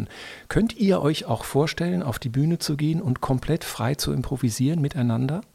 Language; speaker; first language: German; native; German